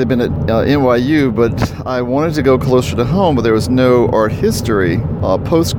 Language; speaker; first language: English; native; English